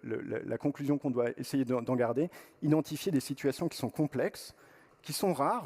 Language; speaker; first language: French; native; French